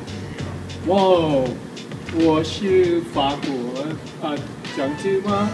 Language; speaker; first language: Chinese; non-native, learner; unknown